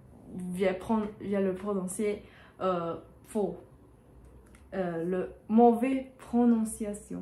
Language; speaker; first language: French; non-native, learner; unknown